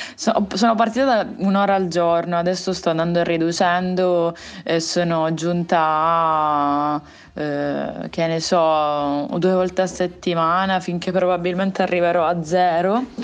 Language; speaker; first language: Italian; native; Italian